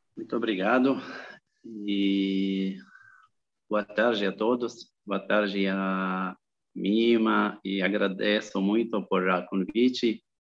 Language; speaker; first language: Portuguese; non-native, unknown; Arabic